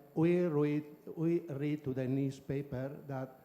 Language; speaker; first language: English; non-native, learner; Basque